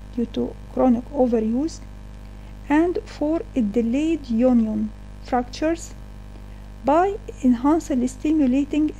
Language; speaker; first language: English; non-native, fluent; Arabic